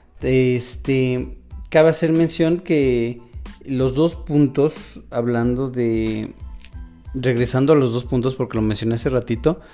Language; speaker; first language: Spanish; native; Spanish